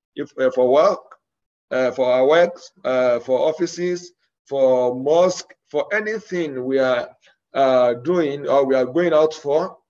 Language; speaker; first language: English; non-native, local second language; Yoruba